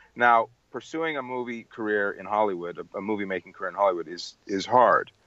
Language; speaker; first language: English; native; English